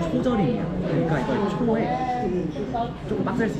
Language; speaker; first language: Korean; native; Korean